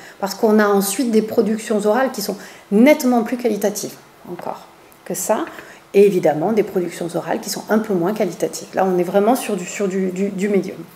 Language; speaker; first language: French; native; French